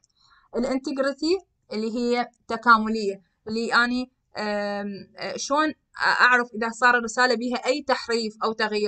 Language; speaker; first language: Arabic; native; Arabic